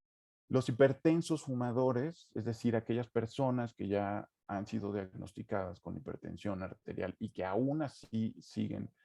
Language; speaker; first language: Spanish; native; Spanish